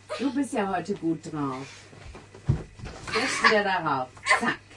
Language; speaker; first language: German; native; German